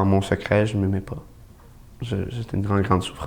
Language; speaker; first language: French; native; French